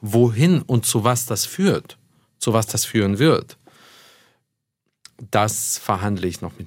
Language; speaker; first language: German; early bilingual, other home language; Russian